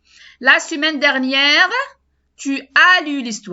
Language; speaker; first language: French; non-native, learner; Arabic